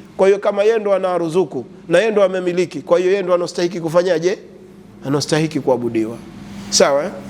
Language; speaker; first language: Swahili; native; Swahili